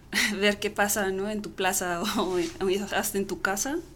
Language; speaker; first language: Spanish; native; Spanish